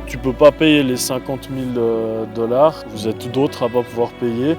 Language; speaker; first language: French; native; French